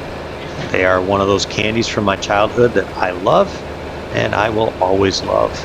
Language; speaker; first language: English; native; English